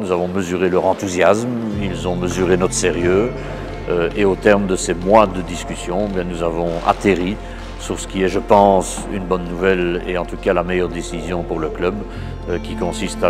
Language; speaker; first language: French; native; French